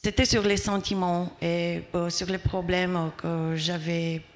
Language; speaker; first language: French; non-native, fluent; Romanian